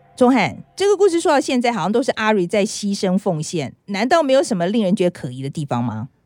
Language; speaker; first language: Chinese; native; Chinese